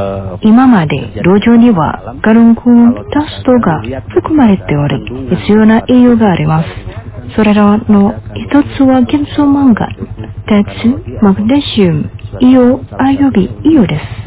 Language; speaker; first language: Japanese; non-native, fluent; Indonesian